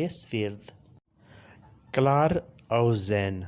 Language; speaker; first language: German; non-native, learner; Urdu